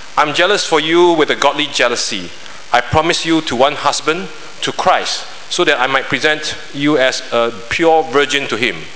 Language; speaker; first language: English; non-native, local second language; Chinese